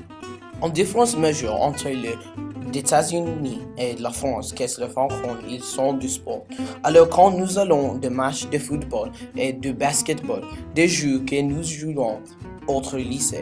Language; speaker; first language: French; non-native, learner; English